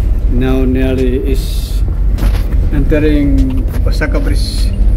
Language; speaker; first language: English; non-native, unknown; Indonesian